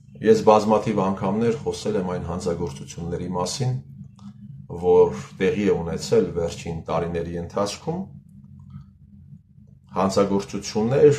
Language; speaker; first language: Armenian; native; Armenian